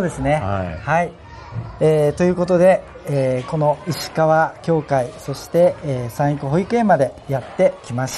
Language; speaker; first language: Japanese; native; Japanese